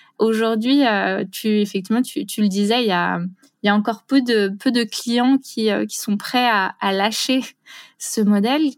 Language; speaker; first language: French; native; French